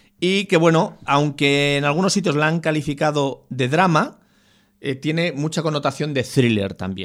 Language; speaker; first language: Spanish; native; Spanish